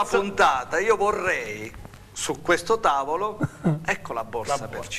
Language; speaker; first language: Italian; native; Italian